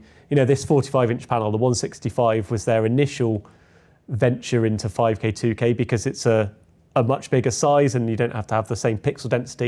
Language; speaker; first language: English; native; English